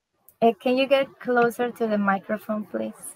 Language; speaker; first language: English; non-native, learner; Spanish